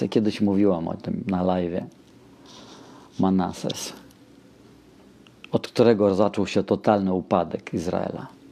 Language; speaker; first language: Polish; non-native, fluent; Russian